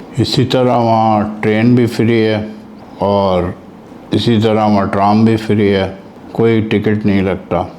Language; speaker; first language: Urdu; native; Urdu